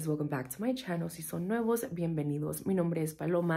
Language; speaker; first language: Spanish; early bilingual, heritage; Spanish